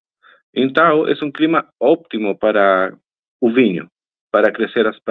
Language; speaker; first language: Portuguese; non-native, fluent; Spanish